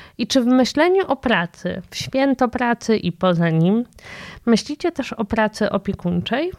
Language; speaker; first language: Polish; native; Polish